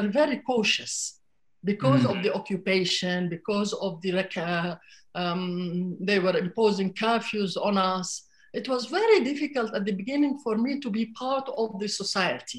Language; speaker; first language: English; non-native, fluent; Arabic